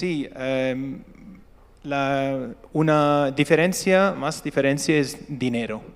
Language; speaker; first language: Spanish; non-native, learner; Turkish